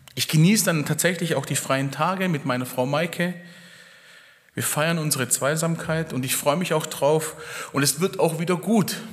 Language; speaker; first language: German; early bilingual, other home language; Italian